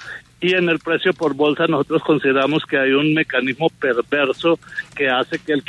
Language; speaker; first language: Spanish; native; Spanish